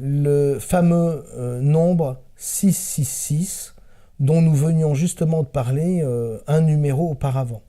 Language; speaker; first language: French; native; French